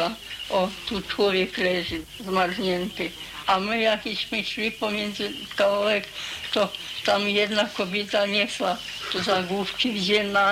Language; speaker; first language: Polish; early bilingual, heritage; Polish